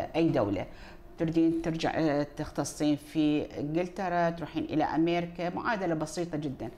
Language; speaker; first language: Arabic; native; Arabic